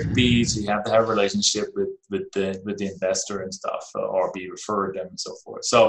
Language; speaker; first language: English; non-native, fluent; Danish